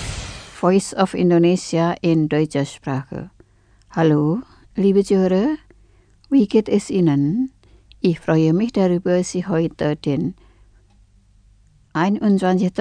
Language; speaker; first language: German; non-native, fluent; Indonesian